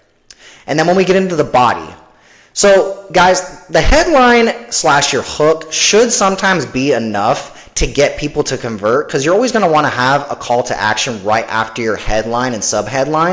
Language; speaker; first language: English; native; English